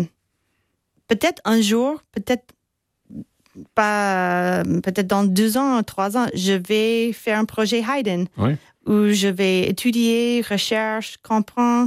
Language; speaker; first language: French; non-native, fluent; English